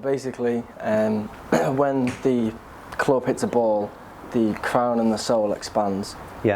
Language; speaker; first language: English; native; English